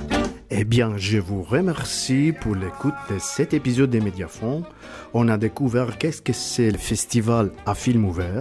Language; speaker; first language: French; non-native, fluent; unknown